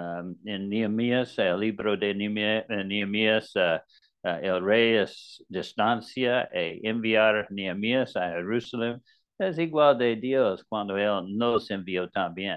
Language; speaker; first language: Spanish; non-native, learner; English